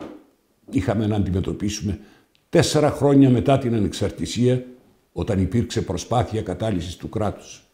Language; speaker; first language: Greek; native; Greek